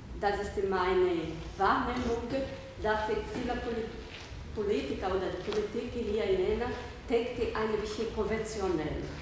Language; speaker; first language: German; non-native, learner; Portuguese